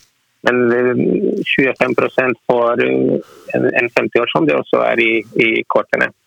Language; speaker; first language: Norwegian; non-native, fluent; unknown